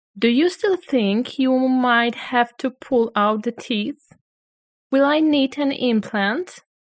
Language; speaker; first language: English; non-native, fluent; Polish